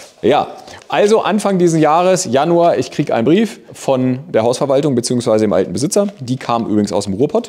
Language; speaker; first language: German; native; German